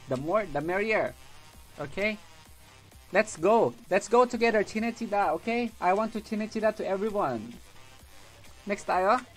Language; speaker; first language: English; non-native, local second language; Filipino